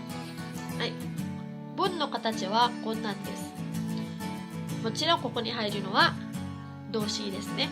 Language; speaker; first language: Japanese; non-native, fluent; Cebuano